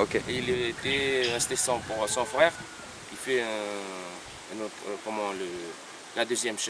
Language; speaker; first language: French; non-native, learner; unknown